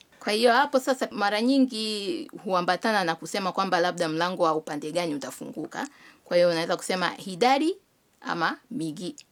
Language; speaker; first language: Swahili; native; Swahili